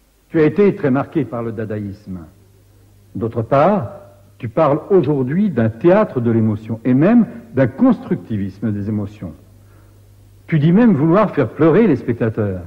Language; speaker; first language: French; native; French